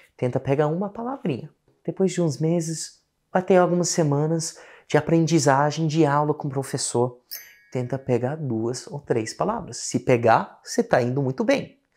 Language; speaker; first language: Portuguese; non-native, fluent; English